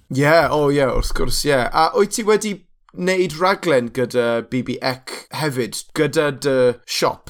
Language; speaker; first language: Welsh; non-native, local second language; English